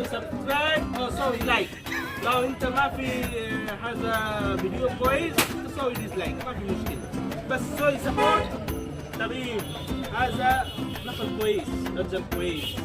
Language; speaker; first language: Arabic; non-native, learner; Bangla